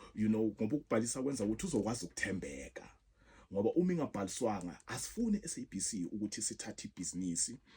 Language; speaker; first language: Zulu; non-native, local second language; South Ndebele